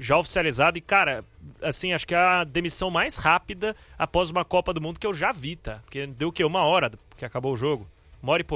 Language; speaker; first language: Portuguese; native; Portuguese